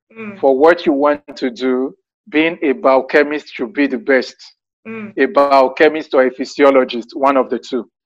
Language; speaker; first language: English; non-native, local second language; Yoruba